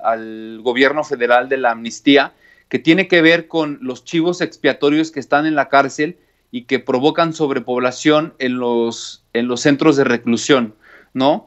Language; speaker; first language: Spanish; native; Spanish